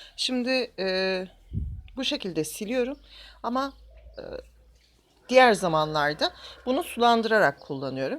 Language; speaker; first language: Turkish; native; Turkish